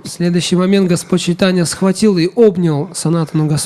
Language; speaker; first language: Russian; native; Russian